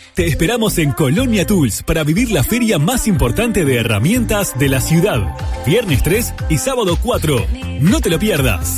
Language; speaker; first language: Spanish; native; Spanish